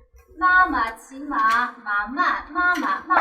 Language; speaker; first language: Chinese; non-native, learner; Korean